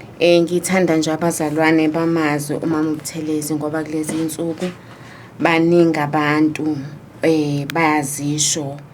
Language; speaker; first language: Zulu; native; Zulu